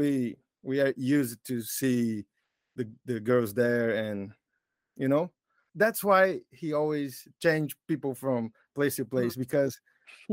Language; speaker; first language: English; non-native, fluent; Portuguese